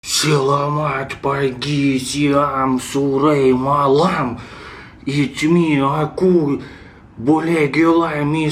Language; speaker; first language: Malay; non-native, learner; Russian